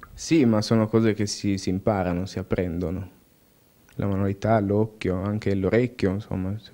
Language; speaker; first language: Italian; native; Italian